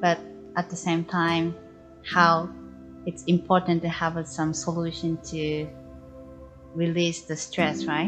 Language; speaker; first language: English; non-native, learner; Japanese